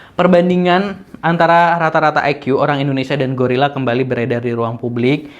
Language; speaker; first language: Indonesian; native; Indonesian